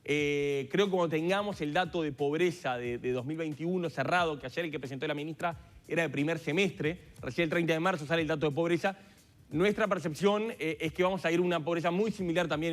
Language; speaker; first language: Spanish; native; Spanish